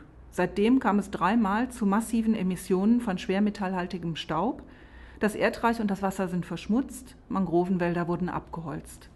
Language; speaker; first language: German; native; German